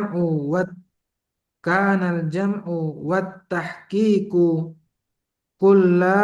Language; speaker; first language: Arabic; non-native, learner; Indonesian